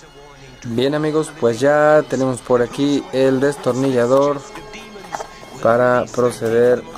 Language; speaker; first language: Spanish; native; Spanish